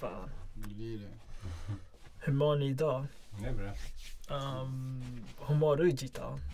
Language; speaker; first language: Swedish; non-native, local second language; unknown